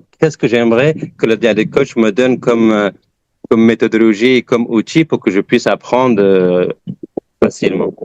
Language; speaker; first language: French; early bilingual, other home language; Persian